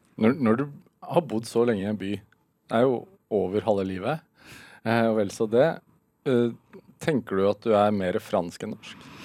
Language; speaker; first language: Norwegian; native; Norwegian